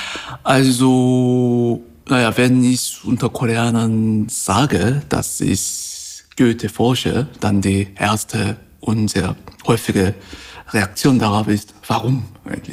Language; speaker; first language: German; non-native, fluent; Korean